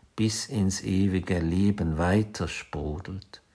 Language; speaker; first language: German; native; German